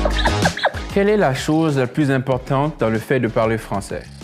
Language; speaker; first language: French; non-native, fluent; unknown